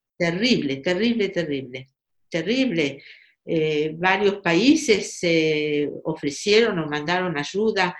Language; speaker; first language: Spanish; native; Spanish